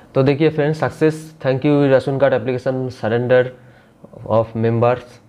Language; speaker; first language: Hindi; non-native, local second language; Bangla